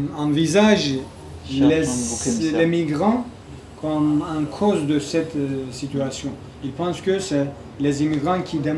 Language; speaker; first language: French; non-native, learner; Kurdish